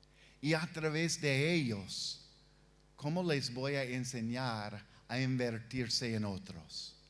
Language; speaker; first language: Spanish; non-native, fluent; English